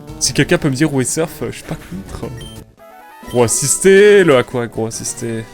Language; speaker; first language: French; native; French